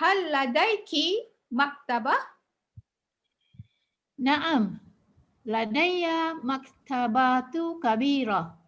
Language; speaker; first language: Arabic; non-native, learner; Malay